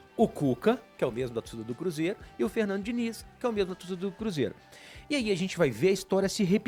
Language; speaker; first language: Portuguese; native; Portuguese